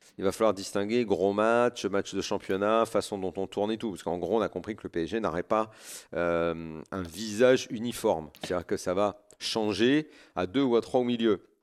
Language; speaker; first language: French; native; French